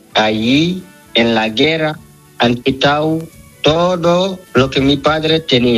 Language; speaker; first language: Spanish; non-native, learner; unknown